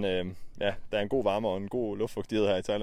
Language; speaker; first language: Danish; native; Danish